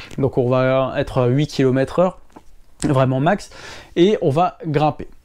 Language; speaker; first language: French; native; French